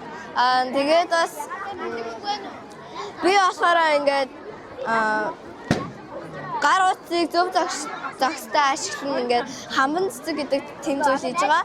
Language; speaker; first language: Mongolian; native; Mongolian